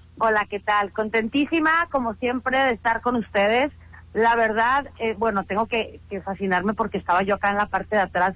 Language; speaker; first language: Spanish; native; Spanish